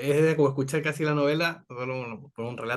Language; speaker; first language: Spanish; native; Spanish